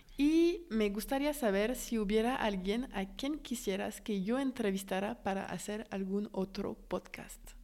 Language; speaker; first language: Spanish; non-native, fluent; French